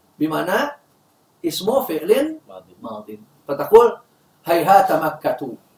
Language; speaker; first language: Arabic; non-native, fluent; Indonesian